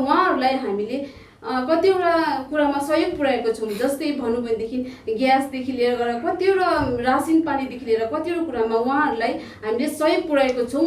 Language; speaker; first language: Nepali; native; Nepali